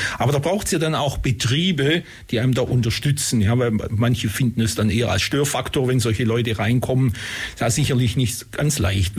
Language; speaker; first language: German; native; German